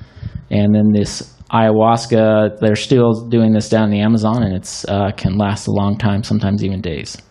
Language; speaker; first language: English; native; English